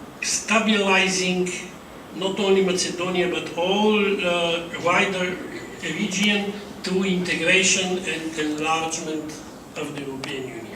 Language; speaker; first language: English; non-native, fluent; Bulgarian